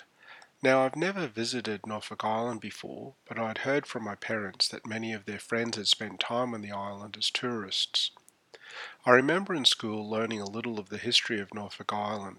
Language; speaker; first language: English; native; English